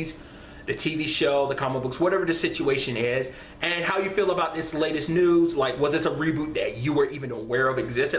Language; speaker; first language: English; native; English